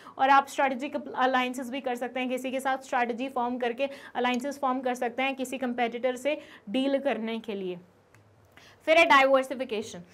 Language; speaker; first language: Hindi; native; Hindi